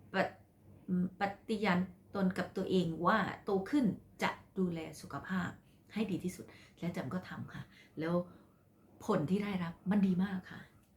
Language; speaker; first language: Thai; non-native, local second language; Khmer